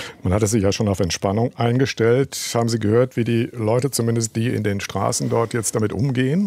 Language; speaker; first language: German; native; German